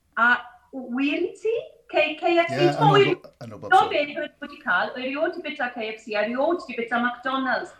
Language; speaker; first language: Welsh; non-native, local second language; English